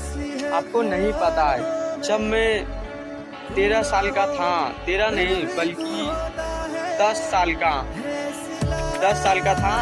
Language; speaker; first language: Hindi; non-native, local second language; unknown